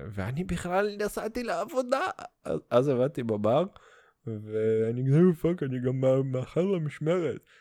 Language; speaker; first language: Hebrew; non-native, fluent; Russian